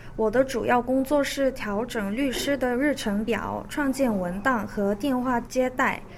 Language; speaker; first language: Chinese; early bilingual, other home language; Korean